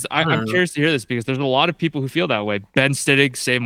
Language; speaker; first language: English; native; English